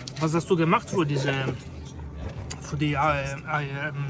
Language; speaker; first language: German; non-native, learner; Italian